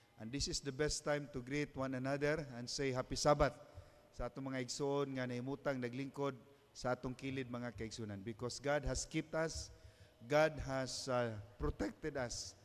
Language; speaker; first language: Cebuano; native; Cebuano